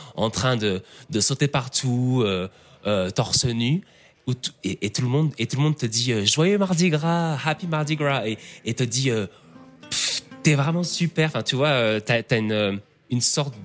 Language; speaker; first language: French; native; French